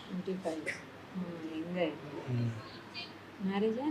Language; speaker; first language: Hindi; non-native, local second language; Telugu